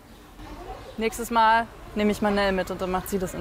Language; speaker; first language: German; native; German